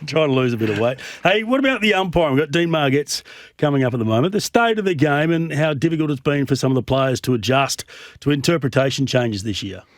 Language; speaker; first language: English; native; English